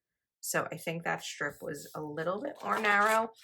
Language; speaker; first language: English; native; English